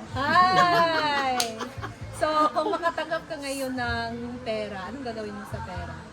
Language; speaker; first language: Filipino; non-native, local second language; Cebuano